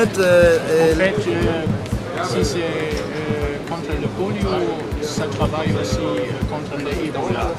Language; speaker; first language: French; non-native, learner; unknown